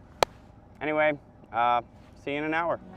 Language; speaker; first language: English; native; English